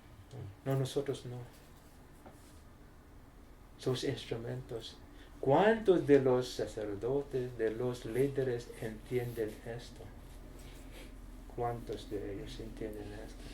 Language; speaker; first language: Spanish; non-native, learner; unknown